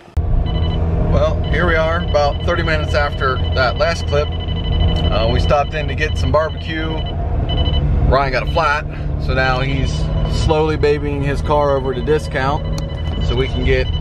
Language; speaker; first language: English; native; English